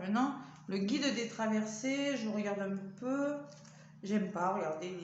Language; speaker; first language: French; native; French